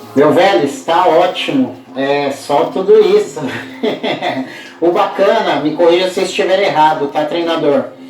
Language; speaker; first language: Portuguese; native; Portuguese